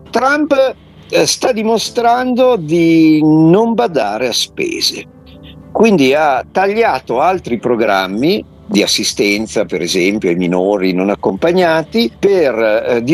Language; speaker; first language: Italian; native; Italian